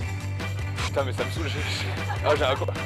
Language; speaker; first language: French; native; French